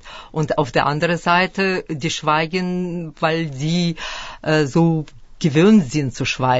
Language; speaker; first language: German; early bilingual, other home language; Russian